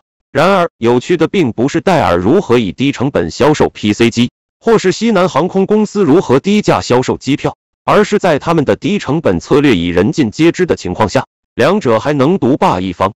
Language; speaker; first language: Chinese; native; Chinese